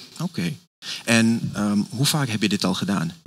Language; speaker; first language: Dutch; native; Dutch